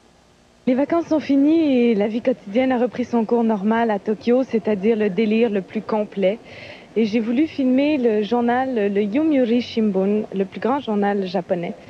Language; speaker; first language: French; native; French